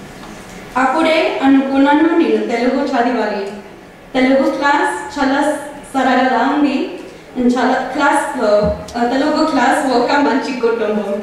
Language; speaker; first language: Telugu; non-native, learner; English